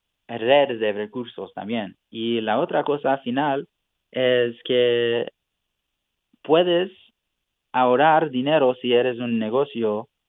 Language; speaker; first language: Spanish; non-native, fluent; English